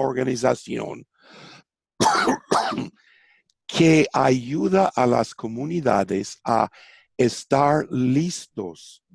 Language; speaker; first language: Spanish; non-native, fluent; English